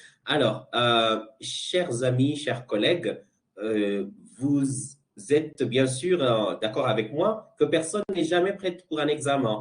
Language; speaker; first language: French; non-native, fluent; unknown